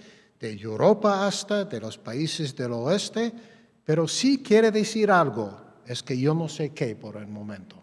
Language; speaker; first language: Spanish; non-native, fluent; English